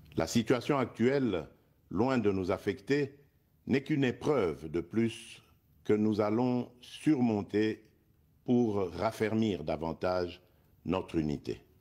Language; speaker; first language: French; non-native, local second language; Luba-Lulua